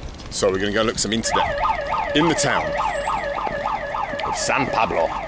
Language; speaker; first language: English; native; English